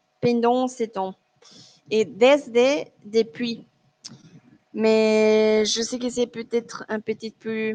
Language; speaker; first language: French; non-native, learner; Spanish